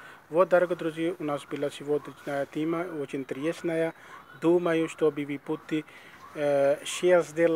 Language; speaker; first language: Russian; non-native, learner; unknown